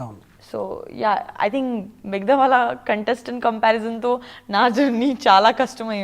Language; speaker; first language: Telugu; non-native, learner; Gujarati